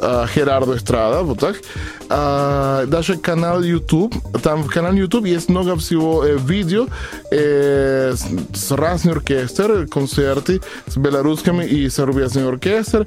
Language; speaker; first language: Russian; non-native, learner; Spanish